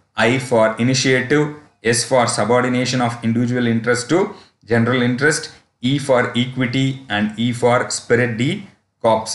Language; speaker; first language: English; non-native, local second language; Tamil